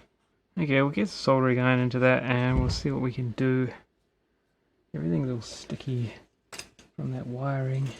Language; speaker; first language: English; native; English